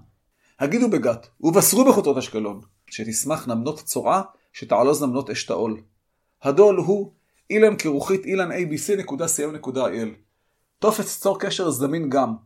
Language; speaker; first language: Hebrew; native; Hebrew